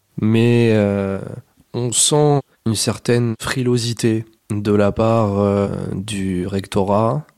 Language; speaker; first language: French; native; French